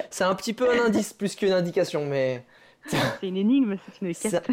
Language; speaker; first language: French; native; French